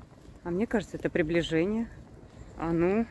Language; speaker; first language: Russian; native; Russian